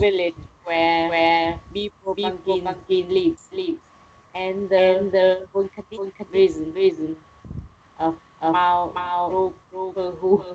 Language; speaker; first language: English; non-native, learner; Vietnamese